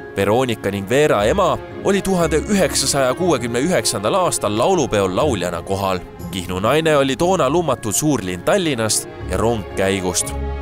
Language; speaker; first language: Estonian; native; Estonian